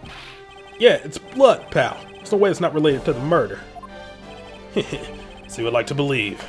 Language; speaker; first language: English; native; English